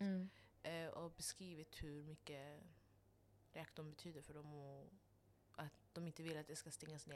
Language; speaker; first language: Swedish; non-native, local second language; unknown